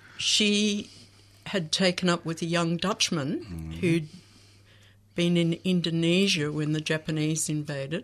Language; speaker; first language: English; native; English